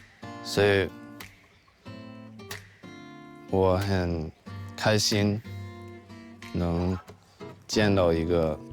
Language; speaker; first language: Chinese; non-native, learner; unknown